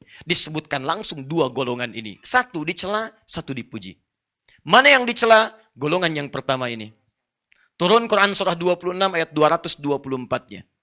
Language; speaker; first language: Indonesian; non-native, fluent; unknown